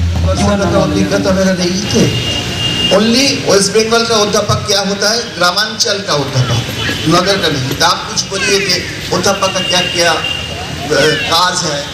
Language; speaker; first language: Hindi; non-native, local second language; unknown